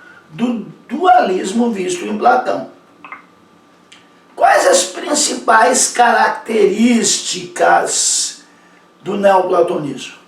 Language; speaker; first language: Portuguese; native; Portuguese